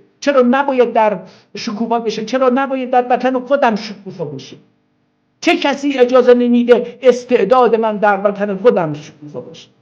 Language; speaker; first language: Persian; non-native, local second language; Azerbaijani